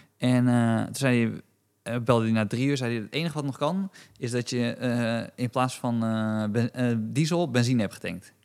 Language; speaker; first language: Dutch; native; Dutch